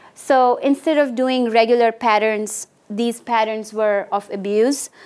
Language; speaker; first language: English; non-native, local second language; Hindi